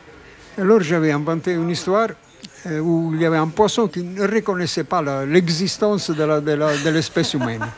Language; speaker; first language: French; non-native, fluent; Italian